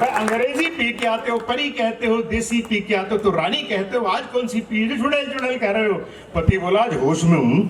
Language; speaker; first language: Hindi; non-native, local second language; Punjabi